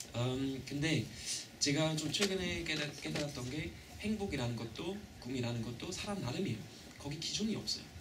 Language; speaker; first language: Korean; non-native, fluent; German